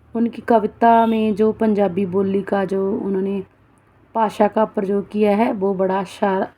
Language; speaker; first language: Hindi; non-native, local second language; Punjabi